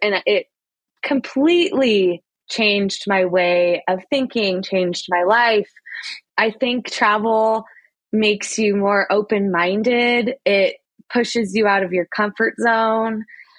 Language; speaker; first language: English; native; English